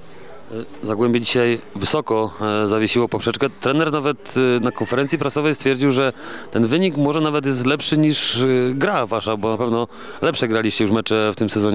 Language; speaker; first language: Polish; native; Polish